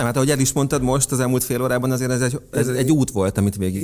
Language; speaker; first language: Hungarian; native; Hungarian